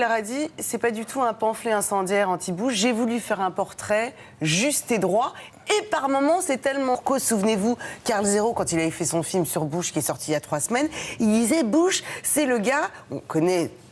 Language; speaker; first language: French; native; French